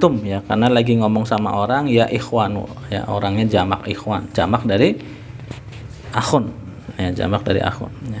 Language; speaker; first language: Indonesian; native; Indonesian